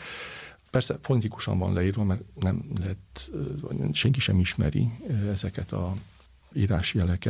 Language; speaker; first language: Hungarian; native; Hungarian